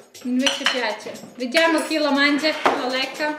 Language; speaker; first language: Italian; non-native, fluent; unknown